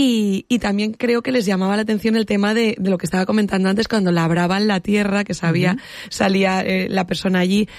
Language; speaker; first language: Spanish; native; Spanish